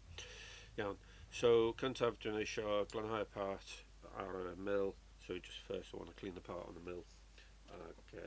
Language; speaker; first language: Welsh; non-native, learner; English